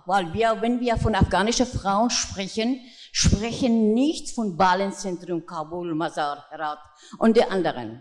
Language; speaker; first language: German; non-native, fluent; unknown